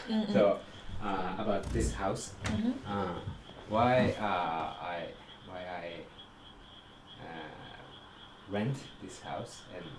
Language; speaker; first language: English; non-native, learner; Japanese